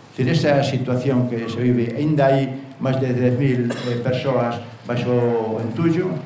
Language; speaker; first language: Galician; non-native, local second language; Spanish